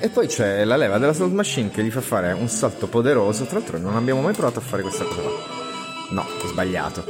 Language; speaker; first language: Italian; native; Italian